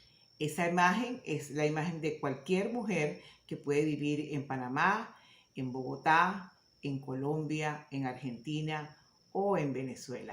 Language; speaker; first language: Spanish; native; Spanish